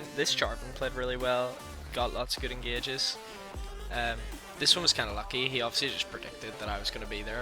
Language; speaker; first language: English; native; English